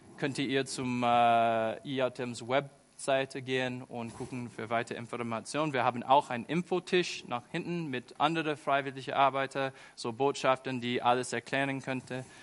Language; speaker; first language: German; non-native, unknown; English